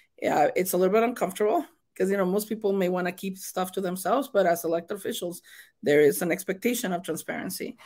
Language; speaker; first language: English; non-native, fluent; Spanish